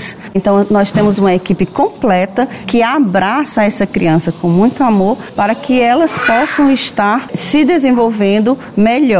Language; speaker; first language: Portuguese; native; Portuguese